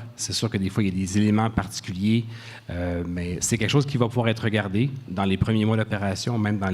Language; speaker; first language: French; native; French